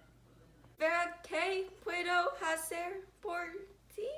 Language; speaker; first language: Spanish; non-native, learner; English